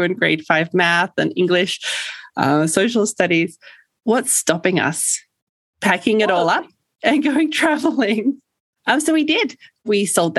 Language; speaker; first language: English; native; English